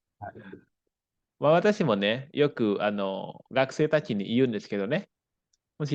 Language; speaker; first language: Japanese; non-native, fluent; Indonesian